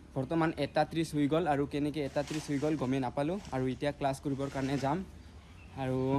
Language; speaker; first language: Assamese; non-native, local second language; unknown